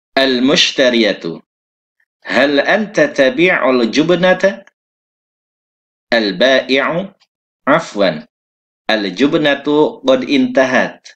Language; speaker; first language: Arabic; non-native, fluent; Indonesian